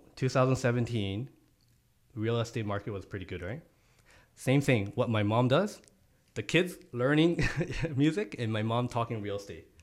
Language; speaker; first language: English; non-native, fluent; Japanese